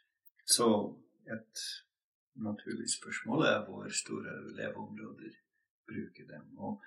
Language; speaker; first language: Norwegian; non-native, fluent; English